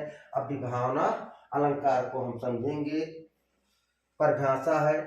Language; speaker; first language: Hindi; native; Hindi